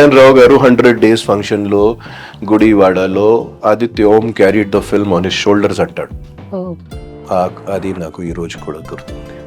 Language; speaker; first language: Telugu; non-native, fluent; Hindi